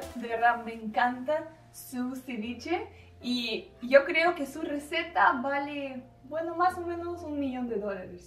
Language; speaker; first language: Spanish; non-native, learner; Russian